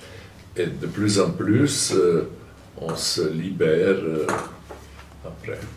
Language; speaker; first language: French; non-native, fluent; German